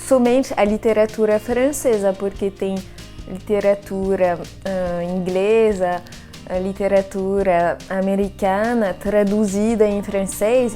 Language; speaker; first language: Portuguese; non-native, fluent; French